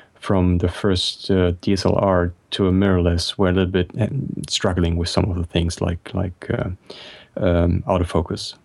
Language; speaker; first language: English; non-native, fluent; German